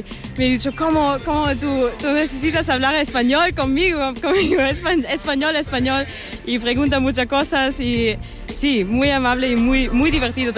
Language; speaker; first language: Spanish; non-native, learner; German